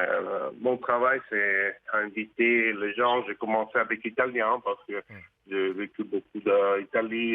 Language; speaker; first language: French; non-native, fluent; Russian